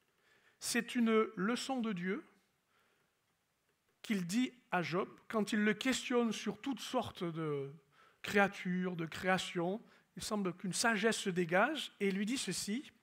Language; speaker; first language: French; native; French